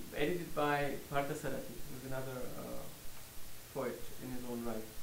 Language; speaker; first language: English; non-native, fluent; German